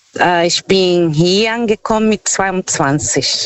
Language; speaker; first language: German; non-native, learner; Portuguese